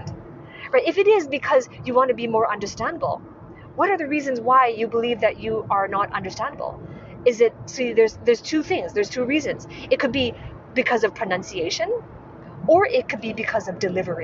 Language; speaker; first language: English; non-native, local second language; Cantonese